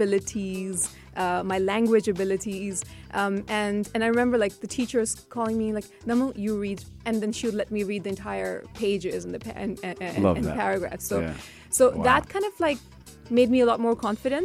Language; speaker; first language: English; non-native, fluent; Urdu